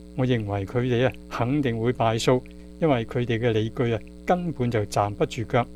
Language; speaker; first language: Chinese; non-native, local second language; Cantonese